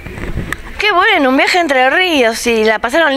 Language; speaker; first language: Spanish; native; Spanish